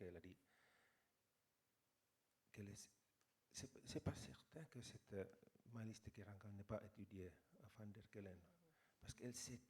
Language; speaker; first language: French; non-native, fluent; Finnish